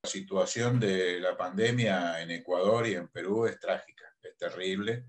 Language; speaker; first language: Spanish; native; Spanish